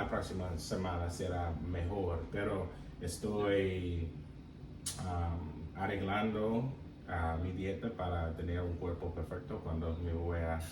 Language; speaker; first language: Spanish; non-native, learner; English